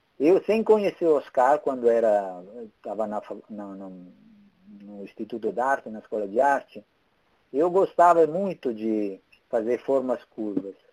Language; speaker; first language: Portuguese; non-native, fluent; Italian